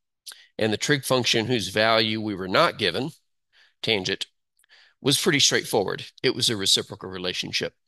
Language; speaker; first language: English; native; English